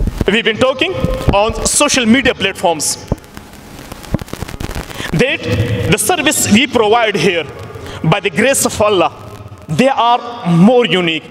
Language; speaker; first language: English; non-native, local second language; Pashto